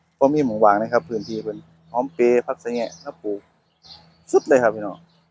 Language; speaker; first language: Thai; native; Thai